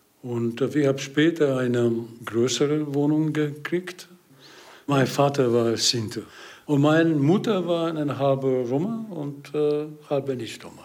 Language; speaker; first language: German; non-native, learner; Hungarian